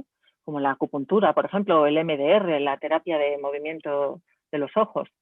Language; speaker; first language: Spanish; native; Spanish